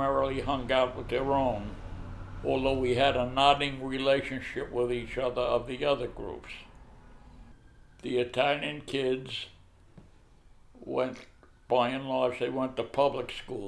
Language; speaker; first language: English; early bilingual, other home language; Yiddish